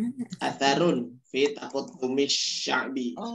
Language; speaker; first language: Arabic; non-native, learner; Indonesian